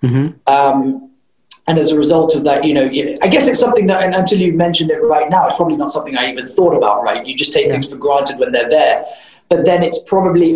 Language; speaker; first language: English; native; English